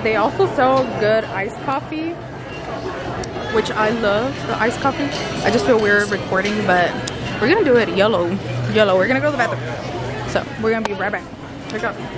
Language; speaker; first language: English; early bilingual, other home language; Spanish